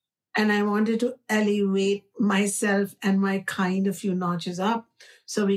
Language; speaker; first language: English; non-native, local second language; Hindi